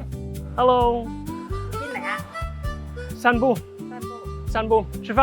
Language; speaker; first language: Chinese; non-native, fluent; French